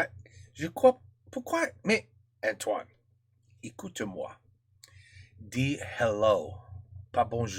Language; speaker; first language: French; non-native, learner; English